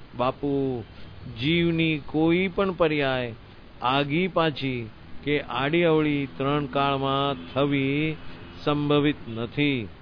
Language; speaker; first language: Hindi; non-native, local second language; Gujarati